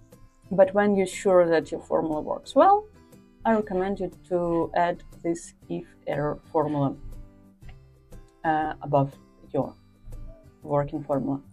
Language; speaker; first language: English; non-native, fluent; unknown